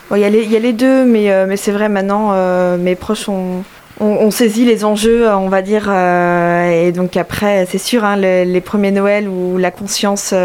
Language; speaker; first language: French; native; French